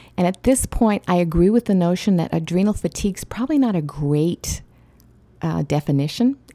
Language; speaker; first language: English; native; English